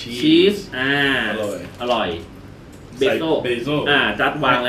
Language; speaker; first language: Thai; native; Thai